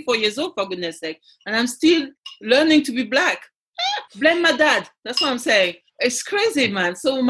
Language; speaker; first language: English; non-native, fluent; French